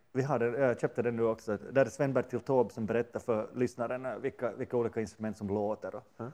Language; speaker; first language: Swedish; native; Swedish